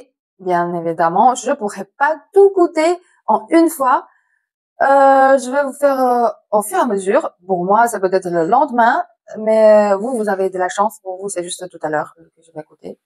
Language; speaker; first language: French; non-native, fluent; Chinese